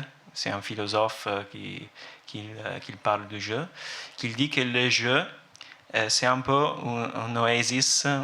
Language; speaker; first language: French; non-native, fluent; Italian